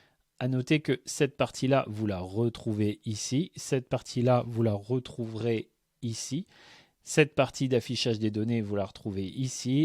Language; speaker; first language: French; native; French